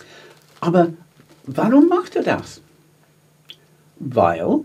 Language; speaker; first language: German; non-native, fluent; English